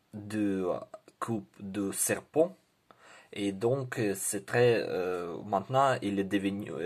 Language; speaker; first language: French; non-native, learner; Ukrainian